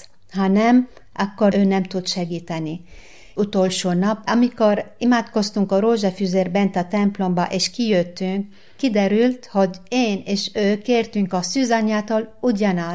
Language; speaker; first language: Hungarian; non-native, learner; Arabic